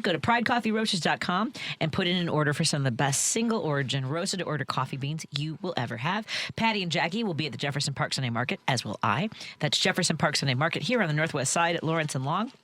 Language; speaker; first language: English; native; English